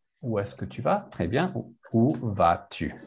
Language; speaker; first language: French; non-native, learner; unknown